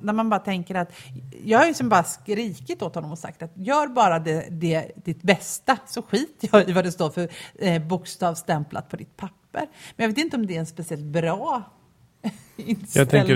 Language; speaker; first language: Swedish; native; Swedish